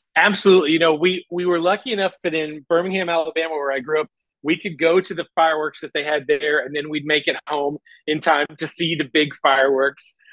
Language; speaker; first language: English; native; English